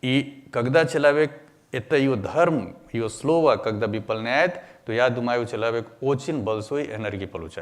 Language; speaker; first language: Russian; non-native, learner; Hindi